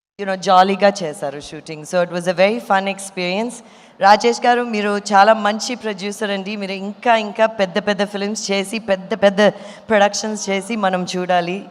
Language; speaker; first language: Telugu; non-native, fluent; Malayalam